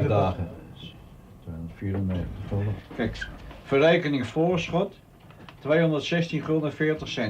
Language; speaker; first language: Dutch; native; Dutch